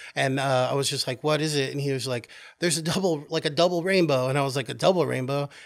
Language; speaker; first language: English; native; English